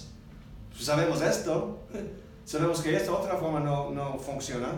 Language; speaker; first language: Spanish; non-native, learner; English